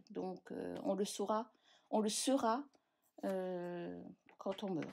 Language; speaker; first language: French; native; French